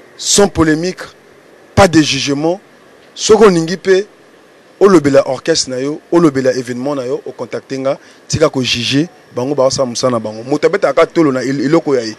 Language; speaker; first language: Lingala; native; Lingala